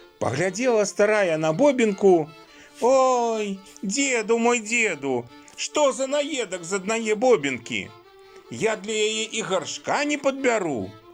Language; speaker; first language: Belarusian; native; Belarusian